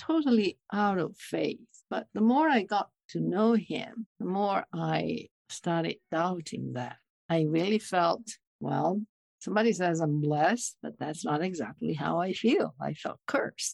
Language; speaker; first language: English; non-native, fluent; Italian